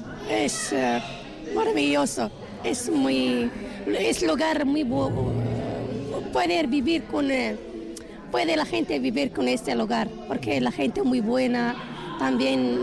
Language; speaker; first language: Spanish; non-native, learner; Arabic